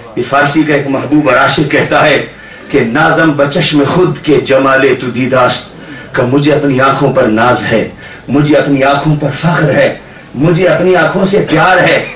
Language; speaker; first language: Urdu; native; Urdu